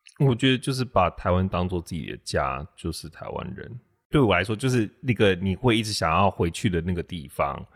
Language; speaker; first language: Chinese; native; Chinese